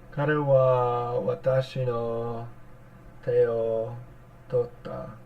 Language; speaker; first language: Japanese; non-native, learner; English